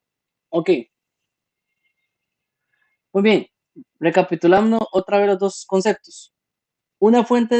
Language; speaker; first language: Spanish; native; Spanish